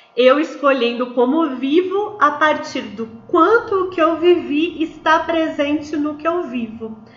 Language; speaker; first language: Portuguese; native; Portuguese